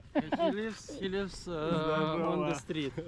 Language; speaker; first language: English; non-native, learner; Russian